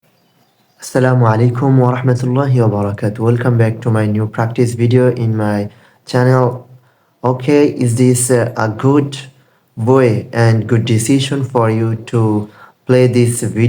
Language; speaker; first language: English; non-native, learner; Bangla